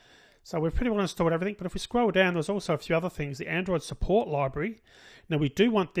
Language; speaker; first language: English; native; English